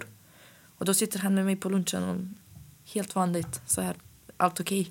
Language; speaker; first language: Swedish; non-native, fluent; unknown